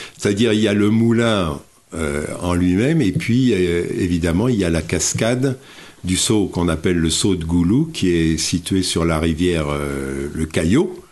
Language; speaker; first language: French; native; French